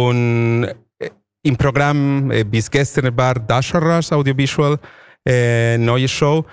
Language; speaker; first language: German; non-native, fluent; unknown